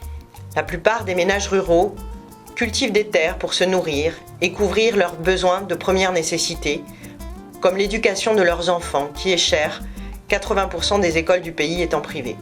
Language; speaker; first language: French; native; French